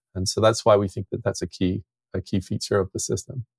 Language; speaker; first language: English; native; English